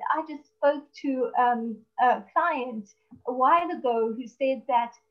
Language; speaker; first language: English; native; English